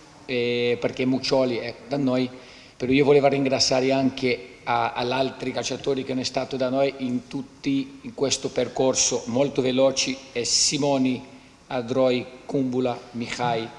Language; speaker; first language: Italian; non-native, fluent; Portuguese